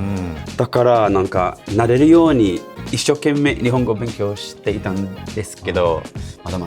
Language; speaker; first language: Japanese; non-native, learner; English